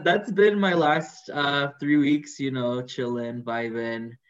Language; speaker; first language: English; early bilingual, other home language; Spanish